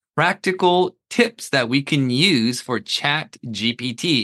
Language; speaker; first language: English; early bilingual, other home language; Japanese